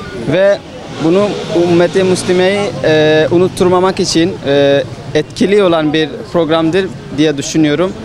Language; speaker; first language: Turkish; non-native, fluent; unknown